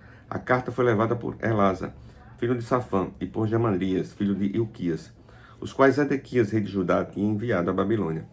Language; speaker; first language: Portuguese; native; Portuguese